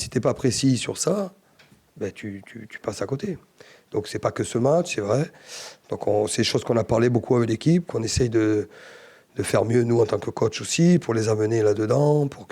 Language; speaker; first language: French; native; French